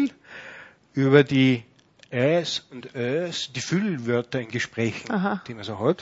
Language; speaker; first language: German; native; German